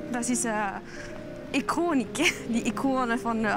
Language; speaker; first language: German; non-native, learner; French